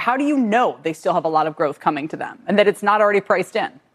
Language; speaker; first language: English; native; English